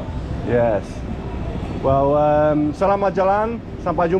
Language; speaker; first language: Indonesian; non-native, learner; Polish